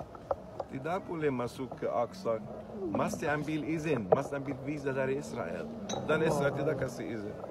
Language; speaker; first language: Indonesian; non-native, fluent; Arabic